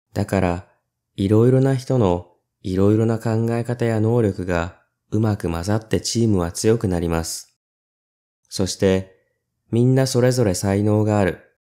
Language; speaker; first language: Japanese; native; Japanese